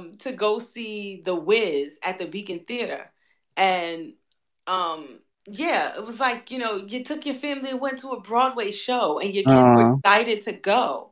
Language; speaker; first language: English; native; English